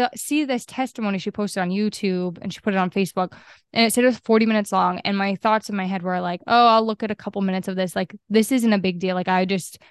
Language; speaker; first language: English; native; English